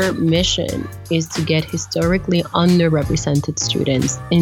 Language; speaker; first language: English; early bilingual, other home language; Spanish